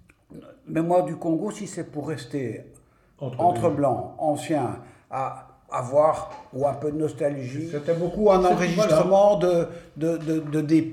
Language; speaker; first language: French; native; French